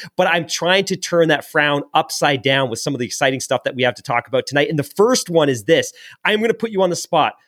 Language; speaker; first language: English; native; English